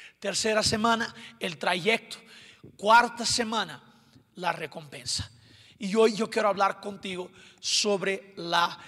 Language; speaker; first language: Spanish; non-native, fluent; Portuguese